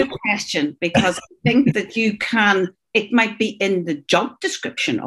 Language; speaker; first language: English; native; English